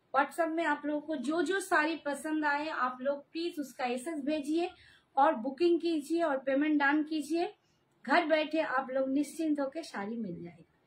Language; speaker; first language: Hindi; non-native, local second language; Bangla